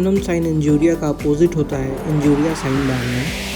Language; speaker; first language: Hindi; native; Hindi